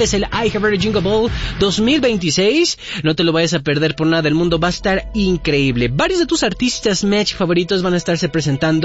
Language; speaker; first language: Spanish; native; Spanish